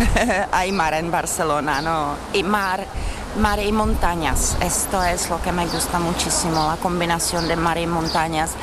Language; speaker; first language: Spanish; non-native, learner; Czech